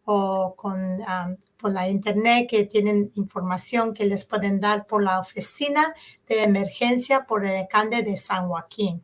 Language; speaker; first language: Spanish; early bilingual, heritage; Spanish